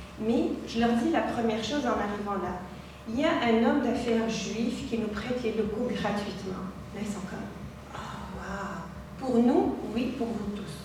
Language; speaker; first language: French; non-native, local second language; Arabic